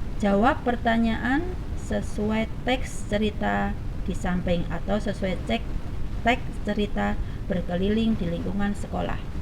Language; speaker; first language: Indonesian; native; Indonesian